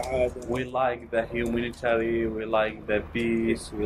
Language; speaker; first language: English; non-native, learner; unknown